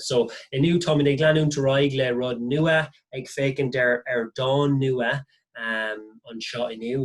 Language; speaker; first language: Irish; non-native, local second language; English